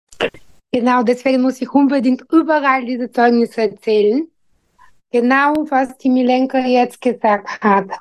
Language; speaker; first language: German; non-native, fluent; Bulgarian